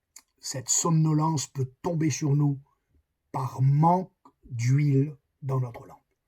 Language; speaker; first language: French; native; French